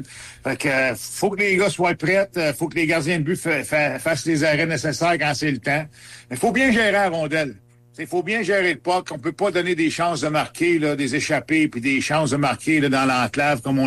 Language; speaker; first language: French; native; French